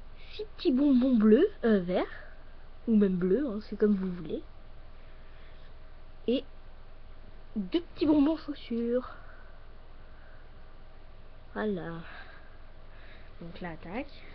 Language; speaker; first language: French; native; French